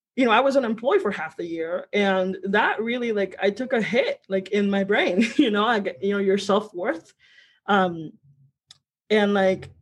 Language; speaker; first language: English; early bilingual, other home language; Spanish